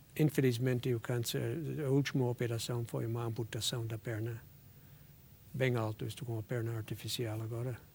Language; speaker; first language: Portuguese; non-native, fluent; English